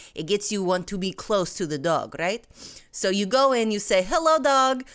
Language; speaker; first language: English; non-native, fluent; Russian